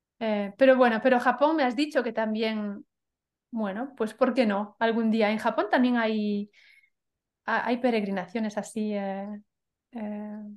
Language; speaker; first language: Spanish; native; Spanish